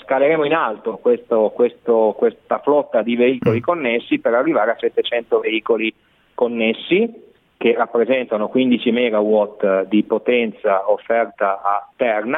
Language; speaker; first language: Italian; native; Italian